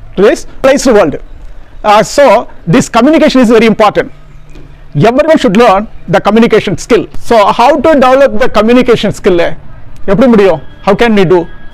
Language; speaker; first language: English; non-native, local second language; Tamil